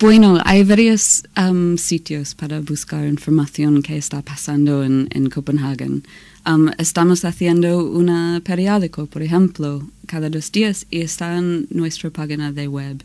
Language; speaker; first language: Spanish; non-native, learner; English